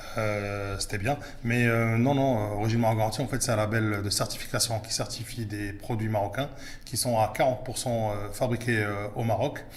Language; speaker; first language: French; early bilingual, other home language; Arabic